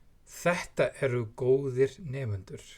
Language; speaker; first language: Icelandic; non-native, fluent; English